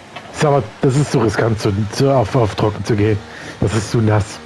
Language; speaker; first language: German; native; German